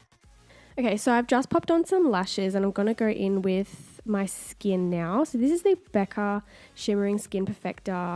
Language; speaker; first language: English; native; English